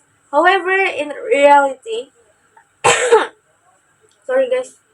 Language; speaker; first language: English; non-native, learner; Indonesian